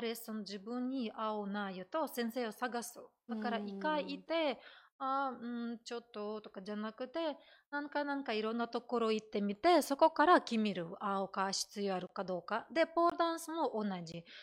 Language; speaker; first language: Japanese; non-native, fluent; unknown